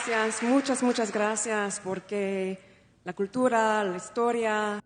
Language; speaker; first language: Spanish; non-native, fluent; English